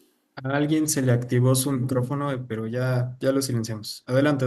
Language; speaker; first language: Spanish; native; Spanish